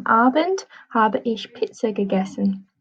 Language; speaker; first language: German; non-native, fluent; English